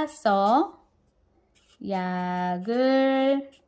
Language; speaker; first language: Korean; non-native, fluent; Filipino